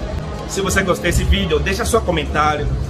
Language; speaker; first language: Portuguese; non-native, learner; Igbo